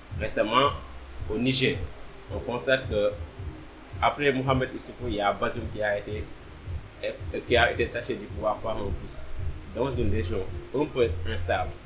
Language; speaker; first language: French; non-native, local second language; Wolof